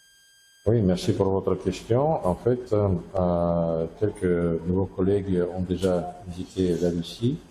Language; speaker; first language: French; non-native, fluent; Russian